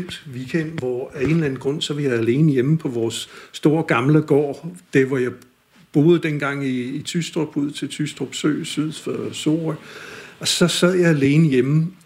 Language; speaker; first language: Danish; non-native, fluent; English